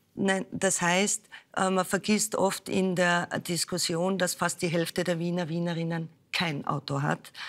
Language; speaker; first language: German; native; German